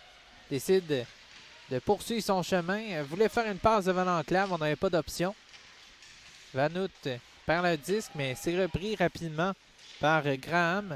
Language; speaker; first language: French; native; French